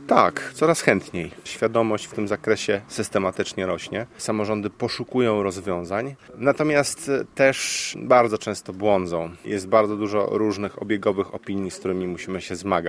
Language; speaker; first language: Polish; native; Polish